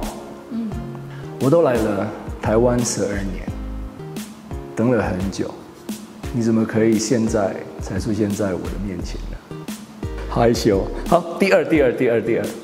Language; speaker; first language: Chinese; non-native, fluent; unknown